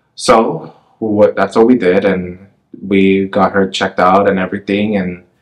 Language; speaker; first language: English; native; English